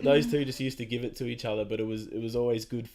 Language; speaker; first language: English; native; English